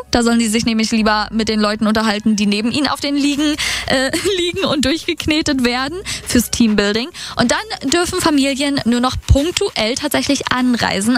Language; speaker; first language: German; native; German